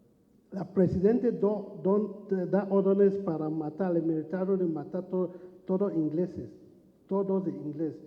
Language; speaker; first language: Spanish; non-native, learner; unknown